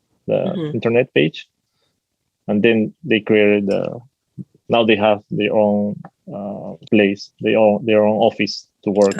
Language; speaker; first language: English; non-native, fluent; Spanish